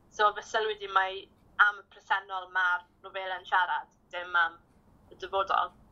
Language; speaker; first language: Welsh; native; Welsh